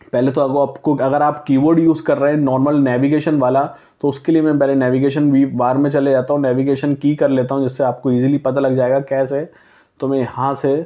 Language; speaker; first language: Hindi; native; Hindi